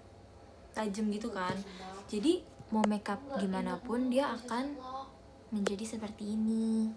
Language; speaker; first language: Indonesian; native; Indonesian